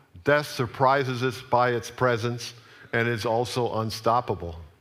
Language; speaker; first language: English; native; English